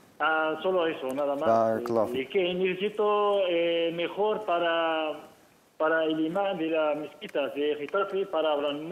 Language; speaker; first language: Spanish; non-native, learner; Arabic